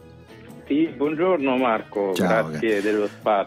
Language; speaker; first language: Italian; native; Italian